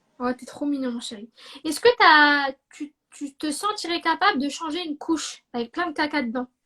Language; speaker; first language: French; native; French